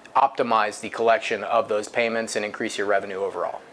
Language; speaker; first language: English; native; English